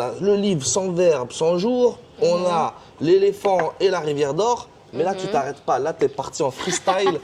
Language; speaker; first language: French; native; French